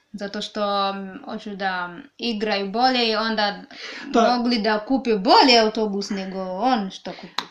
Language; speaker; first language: Serbian; non-native, learner; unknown